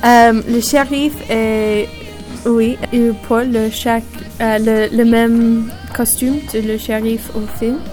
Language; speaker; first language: French; non-native, learner; English